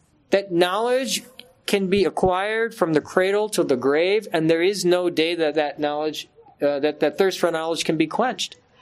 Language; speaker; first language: English; native; English